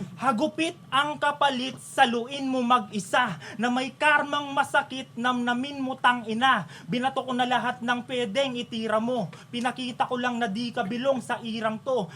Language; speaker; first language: Filipino; non-native, local second language; Pampanga